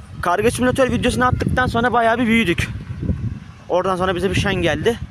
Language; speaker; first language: Turkish; native; Turkish